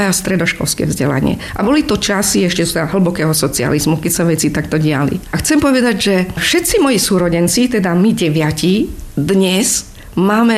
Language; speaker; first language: Slovak; non-native, local second language; Romany